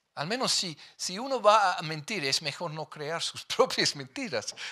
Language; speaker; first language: Spanish; non-native, fluent; English